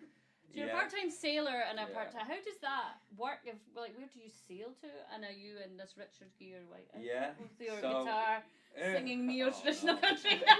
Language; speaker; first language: English; native; English